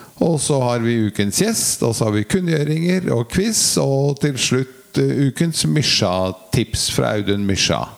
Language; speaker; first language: Norwegian; native; Norwegian